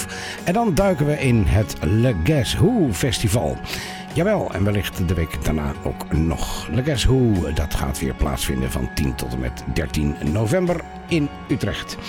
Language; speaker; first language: Dutch; native; Dutch